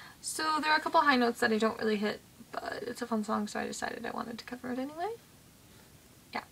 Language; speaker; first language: English; native; English